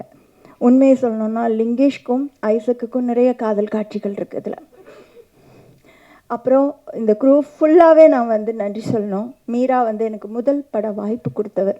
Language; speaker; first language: Tamil; native; Tamil